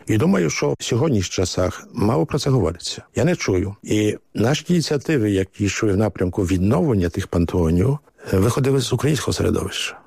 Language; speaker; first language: Ukrainian; early bilingual, heritage; Ukrainian